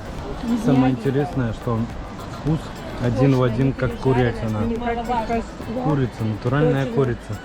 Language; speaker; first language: Russian; native; Russian